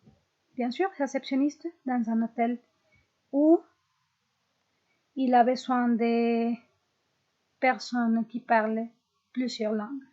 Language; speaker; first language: French; non-native, fluent; Spanish